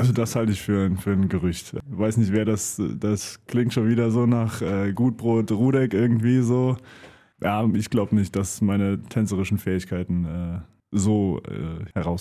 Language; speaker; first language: German; native; German